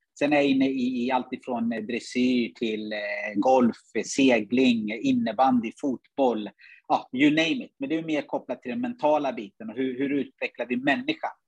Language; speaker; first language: Swedish; early bilingual, other home language; Ganda